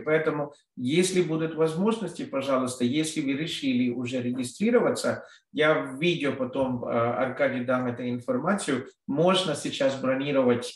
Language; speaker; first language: Russian; non-native, fluent; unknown